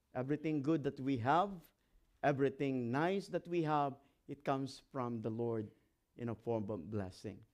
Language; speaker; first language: English; non-native, local second language; Filipino